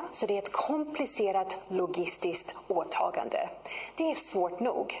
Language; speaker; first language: Swedish; non-native, fluent; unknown